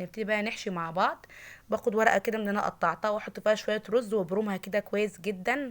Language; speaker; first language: Arabic; native; Arabic